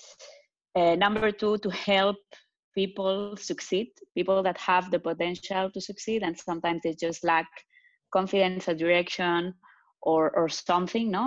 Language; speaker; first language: English; non-native, fluent; Spanish